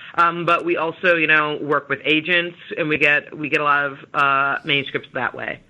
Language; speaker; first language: English; native; English